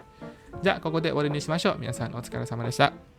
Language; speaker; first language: Japanese; non-native, fluent; Indonesian